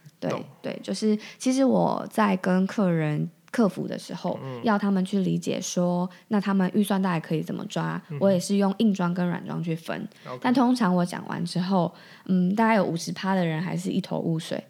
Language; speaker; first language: Chinese; native; Chinese